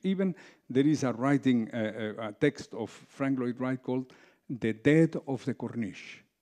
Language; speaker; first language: English; non-native, fluent; Spanish